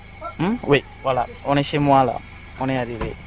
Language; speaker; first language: French; non-native, fluent; Tamil